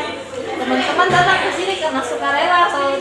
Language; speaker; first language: Indonesian; native; Indonesian